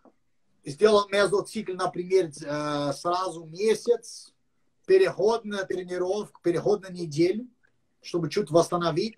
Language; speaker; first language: Russian; non-native, learner; English